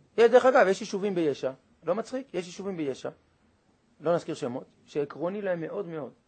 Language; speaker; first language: Hebrew; native; Hebrew